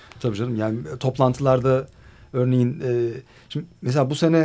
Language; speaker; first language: Turkish; native; Turkish